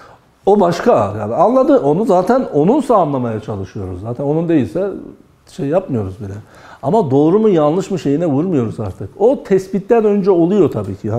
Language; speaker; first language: Turkish; native; Turkish